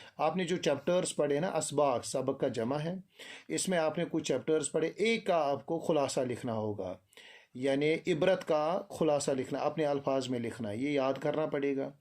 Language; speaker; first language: Urdu; non-native, local second language; Kashmiri